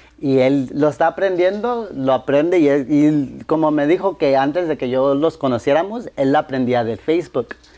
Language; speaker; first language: Spanish; early bilingual, heritage; Spanish